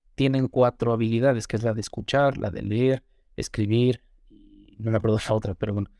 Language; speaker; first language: Spanish; native; Spanish